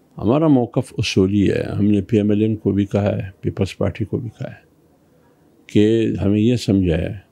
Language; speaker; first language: Urdu; non-native, local second language; Pashto